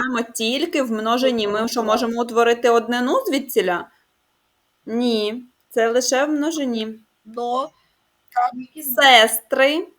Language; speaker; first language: Ukrainian; native; Ukrainian